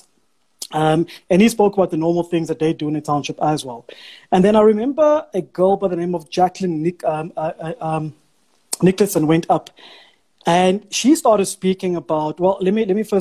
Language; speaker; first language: English; non-native, local second language; Afrikaans